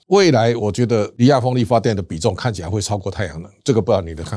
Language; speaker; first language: Chinese; native; Chinese